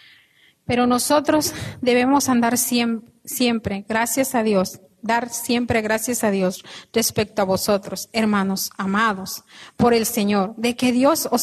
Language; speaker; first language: Spanish; native; Spanish